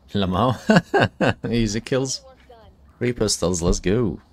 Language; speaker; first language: English; non-native, fluent; Arabic